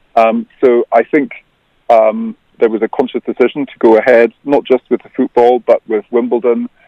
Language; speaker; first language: English; native; English